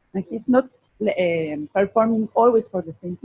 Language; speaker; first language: English; non-native, fluent; Spanish